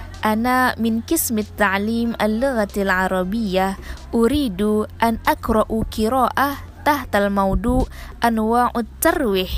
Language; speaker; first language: Arabic; non-native, learner; Indonesian